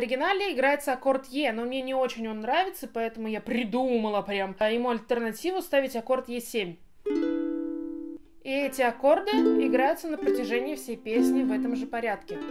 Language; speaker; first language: Russian; native; Russian